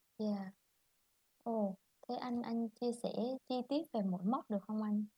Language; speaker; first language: Vietnamese; native; Vietnamese